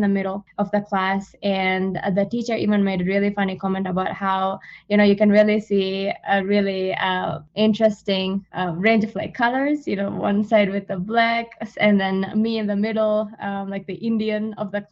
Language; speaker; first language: English; non-native, fluent; Divehi